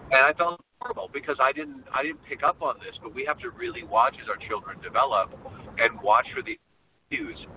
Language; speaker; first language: English; native; English